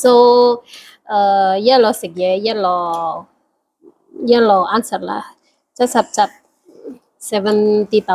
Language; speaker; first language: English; non-native, learner; Indonesian